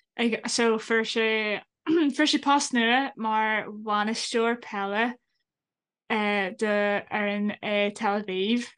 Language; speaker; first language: Irish; non-native, local second language; English